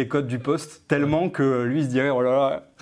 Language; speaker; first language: French; native; French